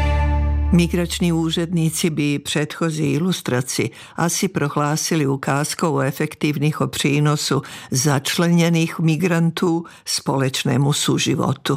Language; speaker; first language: Czech; non-native, fluent; Serbian